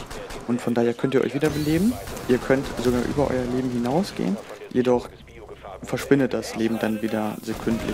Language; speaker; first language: German; native; German